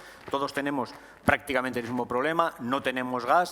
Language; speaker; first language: Spanish; native; Spanish